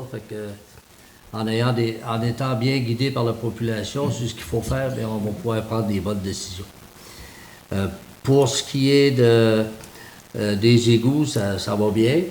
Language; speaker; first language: French; native; French